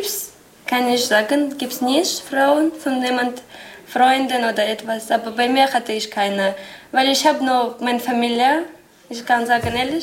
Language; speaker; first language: German; non-native, learner; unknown